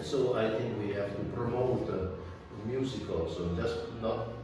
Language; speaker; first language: English; non-native, fluent; Italian